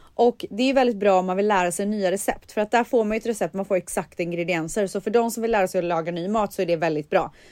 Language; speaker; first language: Swedish; native; Swedish